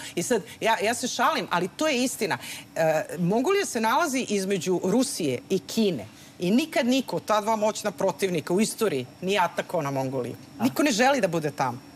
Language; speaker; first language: Serbian; native; Serbian